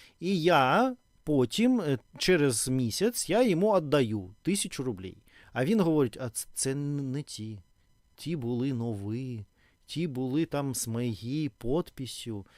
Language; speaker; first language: Ukrainian; non-native, learner; Russian